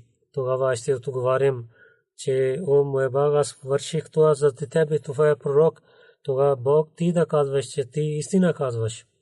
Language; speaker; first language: Bulgarian; non-native, learner; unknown